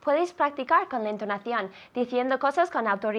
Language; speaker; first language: Spanish; non-native, fluent; English